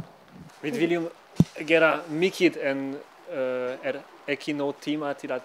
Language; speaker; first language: Icelandic; non-native, learner; Swiss German